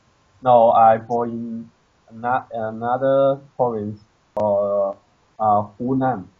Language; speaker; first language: English; non-native, learner; Chinese